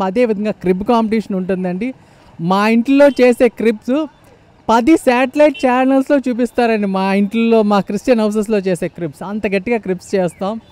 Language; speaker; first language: Telugu; non-native, local second language; Malayalam